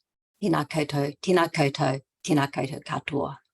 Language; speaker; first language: Māori; non-native, local second language; English